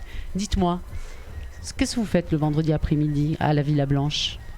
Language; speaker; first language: French; native; French